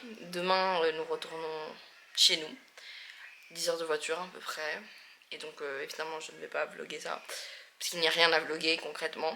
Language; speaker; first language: French; native; French